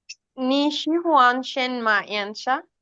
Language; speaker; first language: Chinese; non-native, learner; Bangla